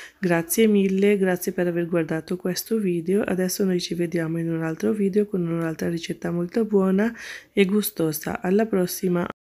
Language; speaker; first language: Italian; non-native, fluent; Urdu